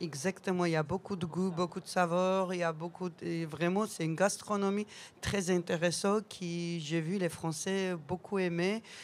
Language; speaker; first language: French; non-native, learner; Georgian